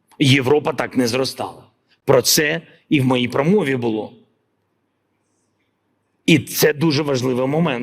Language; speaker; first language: Ukrainian; non-native, local second language; Russian